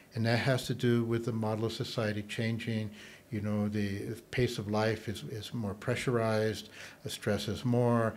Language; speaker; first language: English; native; English